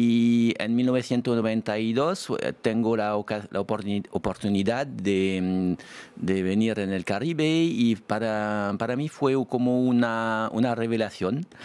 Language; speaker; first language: Spanish; non-native, fluent; French